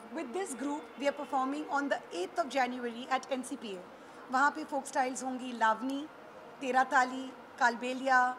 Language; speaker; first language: Hindi; native; Hindi